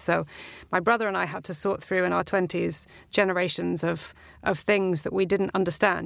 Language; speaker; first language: English; native; English